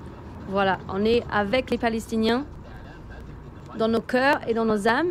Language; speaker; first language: French; native; French